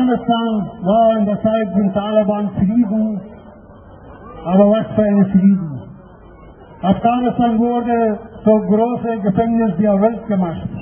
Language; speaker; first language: German; non-native, fluent; Persian